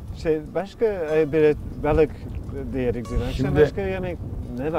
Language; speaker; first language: Turkish; non-native, learner; English